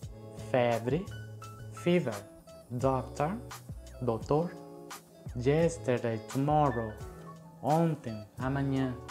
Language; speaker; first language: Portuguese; non-native, fluent; Spanish